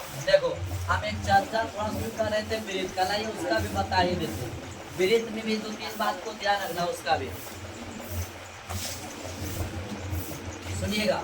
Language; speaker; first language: Hindi; native; Hindi